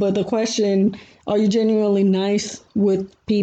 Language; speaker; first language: English; early bilingual, other home language; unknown